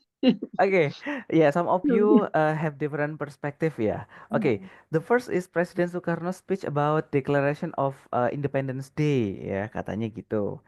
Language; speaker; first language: English; non-native, fluent; Indonesian